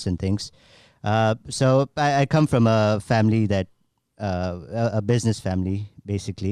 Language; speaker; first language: English; non-native, local second language; Gujarati